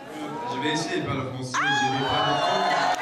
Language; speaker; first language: French; non-native, fluent; English